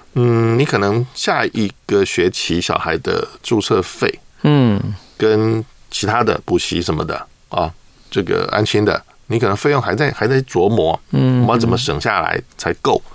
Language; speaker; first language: Chinese; native; Chinese